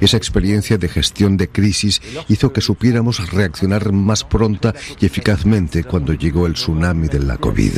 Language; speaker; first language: Spanish; native; Spanish